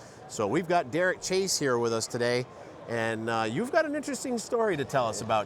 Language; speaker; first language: English; native; English